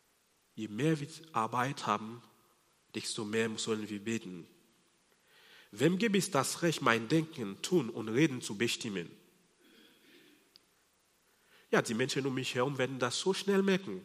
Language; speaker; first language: German; non-native, fluent; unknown